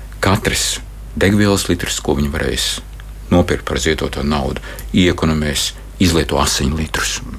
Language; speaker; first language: Latvian; native; Latvian